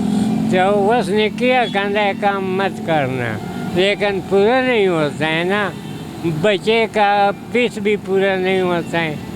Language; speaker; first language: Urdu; non-native, local second language; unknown